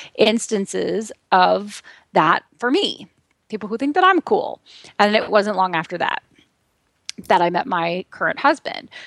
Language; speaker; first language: English; native; English